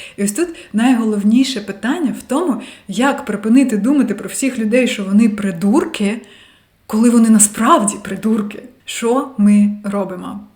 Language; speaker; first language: Ukrainian; non-native, local second language; Russian